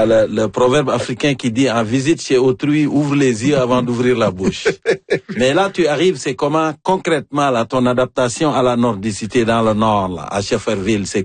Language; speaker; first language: French; non-native, local second language; Wolof